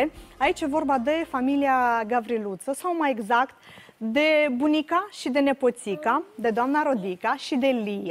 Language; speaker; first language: Romanian; native; Romanian